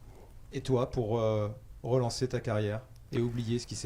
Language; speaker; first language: French; native; French